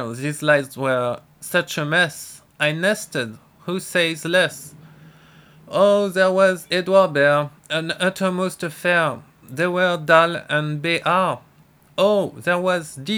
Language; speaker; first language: English; non-native, fluent; French